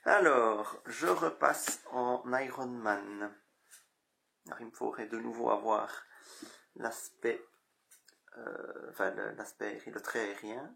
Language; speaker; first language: French; native; French